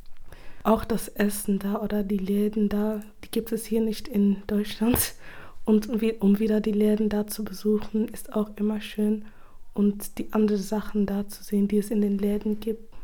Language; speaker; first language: German; early bilingual, other home language; English